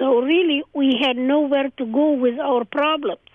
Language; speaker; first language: English; non-native, fluent; Hungarian